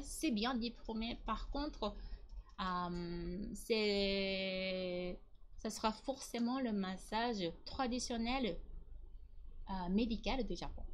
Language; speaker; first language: French; non-native, learner; Japanese